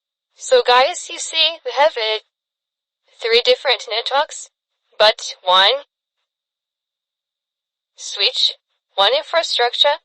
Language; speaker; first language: English; non-native, fluent; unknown